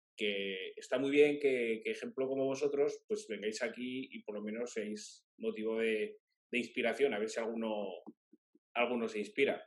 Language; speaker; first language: Spanish; native; Spanish